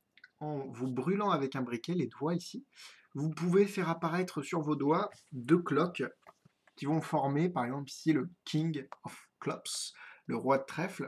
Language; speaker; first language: French; native; French